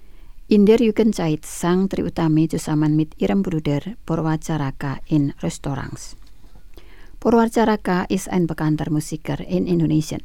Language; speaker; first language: German; non-native, fluent; Indonesian